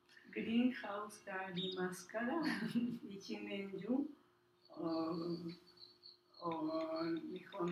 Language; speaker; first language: Japanese; non-native, learner; Spanish